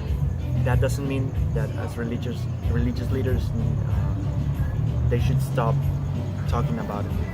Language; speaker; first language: English; non-native, fluent; Spanish